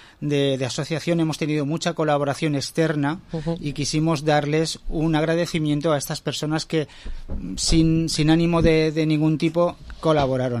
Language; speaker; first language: Spanish; native; Spanish